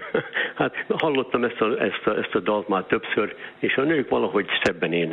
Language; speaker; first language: Hungarian; early bilingual, heritage; Hungarian